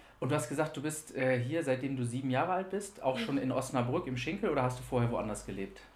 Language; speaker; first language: German; native; German